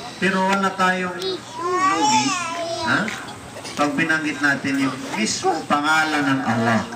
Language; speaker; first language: Filipino; non-native, local second language; Maguindanaon